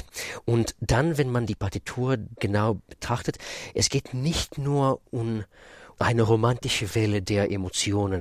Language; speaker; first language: German; non-native, fluent; Russian